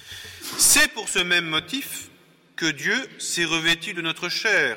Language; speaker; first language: French; native; French